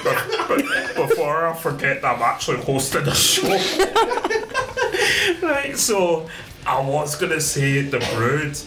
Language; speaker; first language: English; native; English